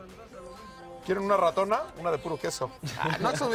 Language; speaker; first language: Spanish; native; Spanish